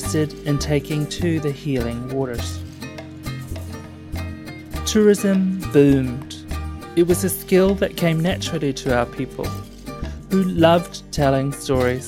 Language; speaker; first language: English; native; English